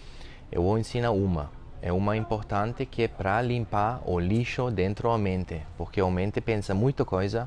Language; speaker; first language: Portuguese; non-native, fluent; German